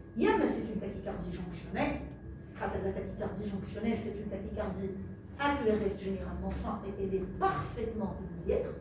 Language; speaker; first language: French; non-native, local second language; Arabic